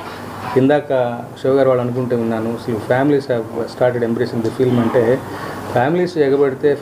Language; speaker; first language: Telugu; native; Telugu